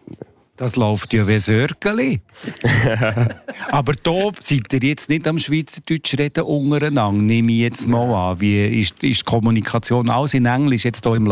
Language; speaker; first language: German; native; German